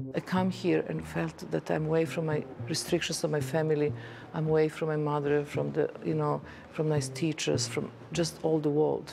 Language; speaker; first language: English; non-native, fluent; Serbian